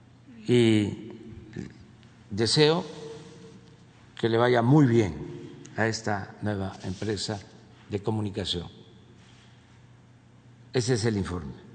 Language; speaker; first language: Spanish; native; Spanish